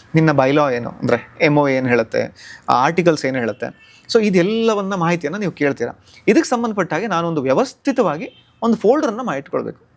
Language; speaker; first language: Kannada; native; Kannada